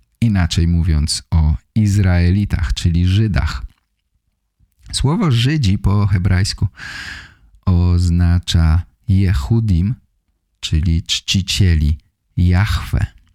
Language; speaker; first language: Polish; native; Polish